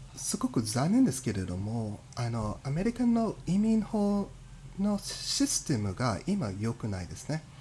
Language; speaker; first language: Japanese; non-native, fluent; English